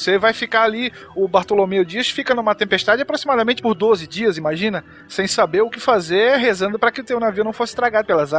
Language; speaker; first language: Portuguese; native; Portuguese